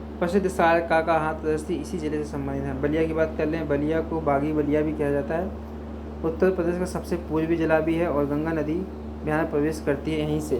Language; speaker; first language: Hindi; native; Hindi